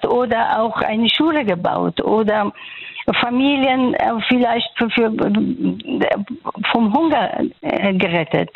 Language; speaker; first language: German; non-native, fluent; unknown